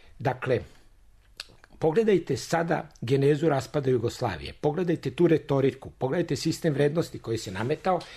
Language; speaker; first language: Serbian; native; Serbian